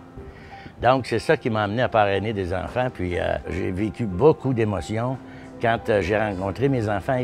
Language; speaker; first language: French; native; French